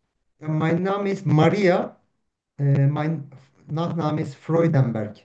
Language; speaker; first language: German; non-native, learner; Turkish